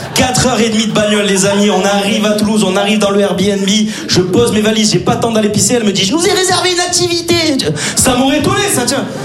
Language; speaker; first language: French; native; French